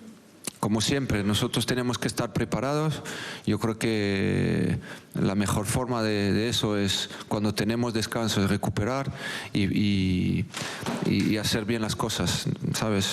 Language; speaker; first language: Spanish; non-native, local second language; French